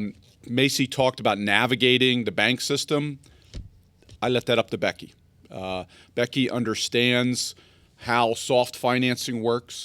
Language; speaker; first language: English; native; English